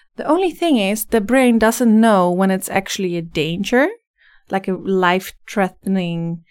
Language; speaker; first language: English; non-native, fluent; Dutch